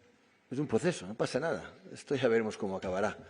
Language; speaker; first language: Spanish; native; Spanish